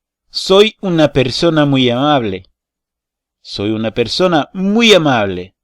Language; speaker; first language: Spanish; non-native, learner; Portuguese